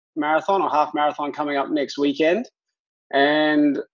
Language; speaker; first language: English; native; English